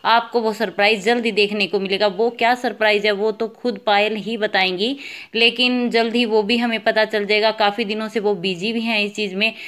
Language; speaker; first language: Hindi; native; Hindi